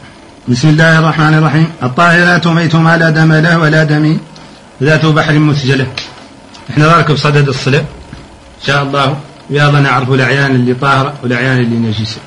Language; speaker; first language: Arabic; native; Arabic